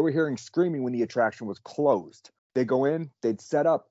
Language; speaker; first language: English; native; English